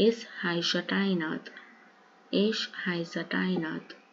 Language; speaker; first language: German; non-native, learner; Urdu